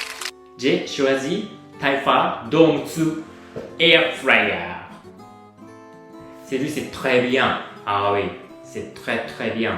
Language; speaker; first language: French; non-native, learner; Japanese